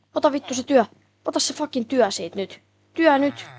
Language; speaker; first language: Finnish; native; Finnish